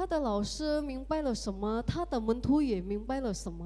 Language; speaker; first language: Chinese; early bilingual, heritage; Indonesian